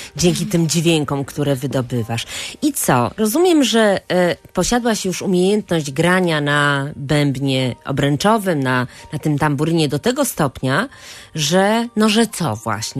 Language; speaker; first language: Polish; native; Polish